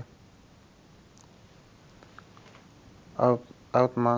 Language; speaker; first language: Dutch; non-native, learner; Turkish